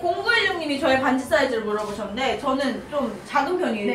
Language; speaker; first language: Korean; native; Korean